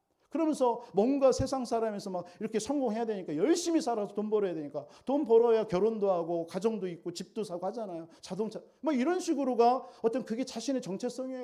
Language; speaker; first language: Korean; native; Korean